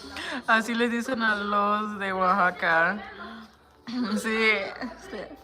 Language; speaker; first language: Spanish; non-native, learner; English